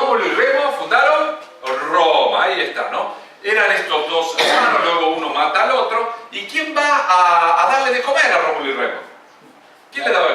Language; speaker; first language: Spanish; native; Spanish